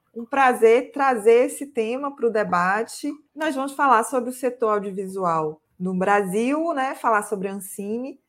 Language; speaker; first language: Portuguese; native; Portuguese